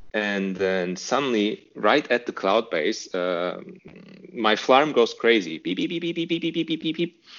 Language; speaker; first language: English; non-native, fluent; Turkish